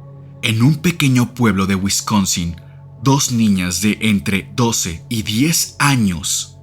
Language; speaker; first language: Spanish; native; Spanish